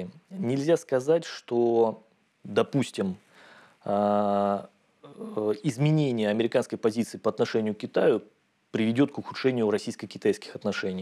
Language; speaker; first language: Russian; native; Russian